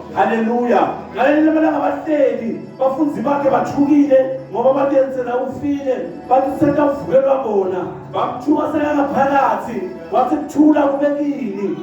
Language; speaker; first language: Zulu; non-native, local second language; Swati